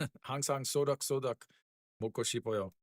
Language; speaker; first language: Korean; non-native, learner; English